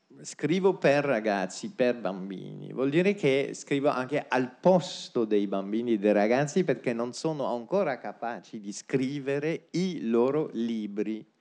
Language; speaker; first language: Italian; non-native, fluent; French